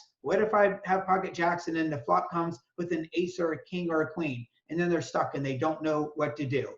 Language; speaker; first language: English; native; English